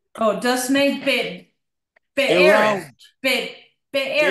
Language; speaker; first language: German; non-native, learner; English